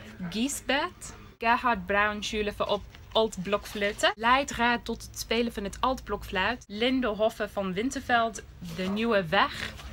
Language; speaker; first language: Dutch; non-native, fluent; English